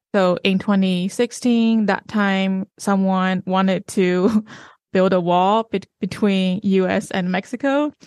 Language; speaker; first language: English; non-native, fluent; Chinese